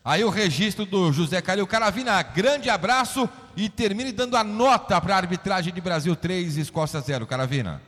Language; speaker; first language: Portuguese; native; Portuguese